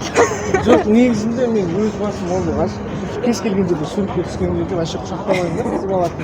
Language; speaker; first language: Kazakh; native; Kazakh